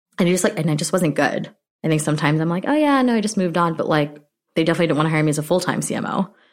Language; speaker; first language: English; early bilingual, other home language; Filipino